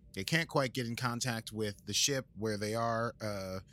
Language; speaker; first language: English; native; English